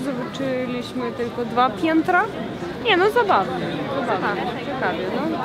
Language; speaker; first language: Polish; non-native, fluent; Russian